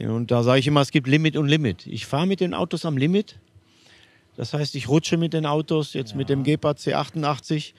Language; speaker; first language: German; native; German